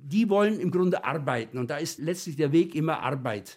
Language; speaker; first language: German; native; German